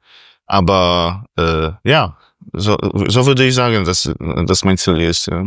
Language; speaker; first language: German; non-native, fluent; Polish